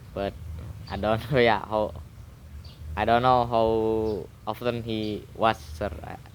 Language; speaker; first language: English; non-native, learner; Indonesian